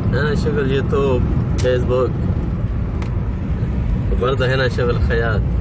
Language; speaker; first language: Arabic; non-native, learner; Urdu